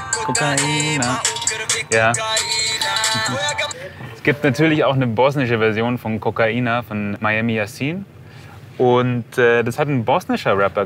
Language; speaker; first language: German; native; German